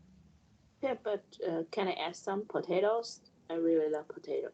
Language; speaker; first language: English; non-native, learner; Vietnamese